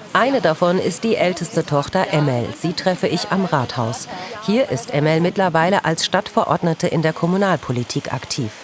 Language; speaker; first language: German; early bilingual, other home language; Turkish